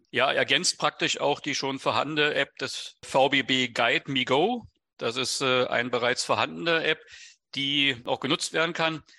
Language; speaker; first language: German; native; German